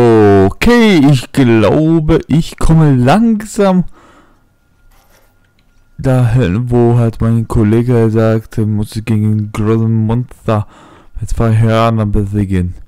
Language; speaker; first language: German; non-native, fluent; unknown